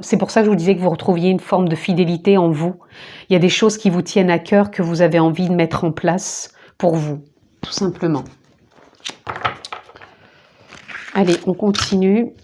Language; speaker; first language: French; native; French